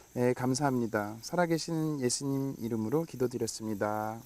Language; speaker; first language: Korean; non-native, fluent; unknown